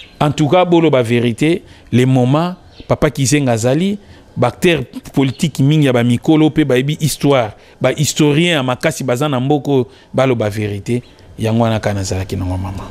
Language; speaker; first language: Lingala; non-native, local second language; Kongo